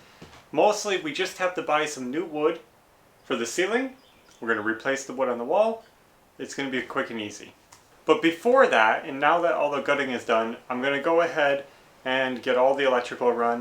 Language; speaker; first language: English; native; English